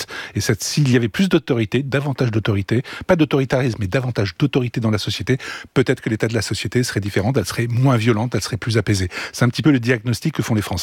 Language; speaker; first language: French; native; French